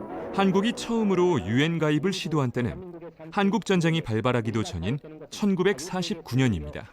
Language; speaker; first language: Korean; native; Korean